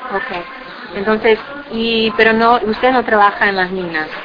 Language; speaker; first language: Spanish; non-native, fluent; English